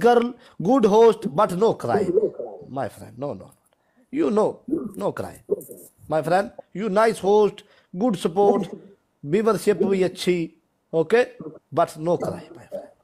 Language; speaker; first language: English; non-native, learner; Punjabi